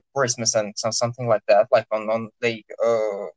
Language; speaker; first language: English; non-native, fluent; Russian